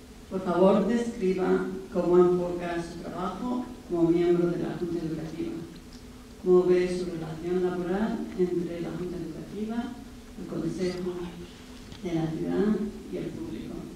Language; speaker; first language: Spanish; native; Spanish